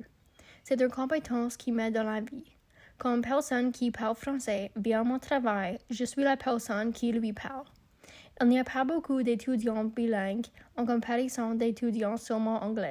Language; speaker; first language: French; non-native, local second language; English